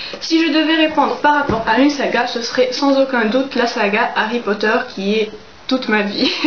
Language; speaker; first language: French; non-native, local second language; Arabic